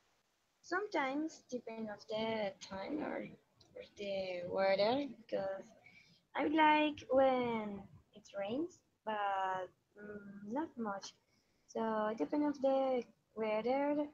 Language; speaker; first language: English; non-native, learner; Spanish